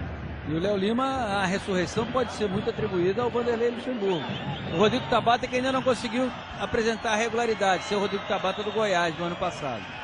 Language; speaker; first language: Portuguese; native; Portuguese